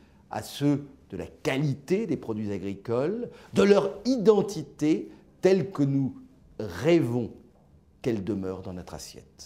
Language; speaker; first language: French; native; French